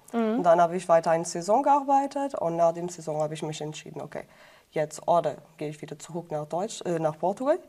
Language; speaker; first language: German; non-native, fluent; Portuguese